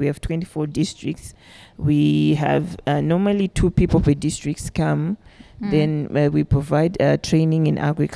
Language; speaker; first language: English; non-native, local second language; Shona